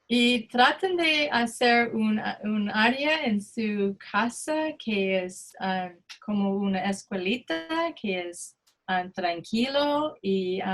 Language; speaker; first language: Spanish; non-native, fluent; English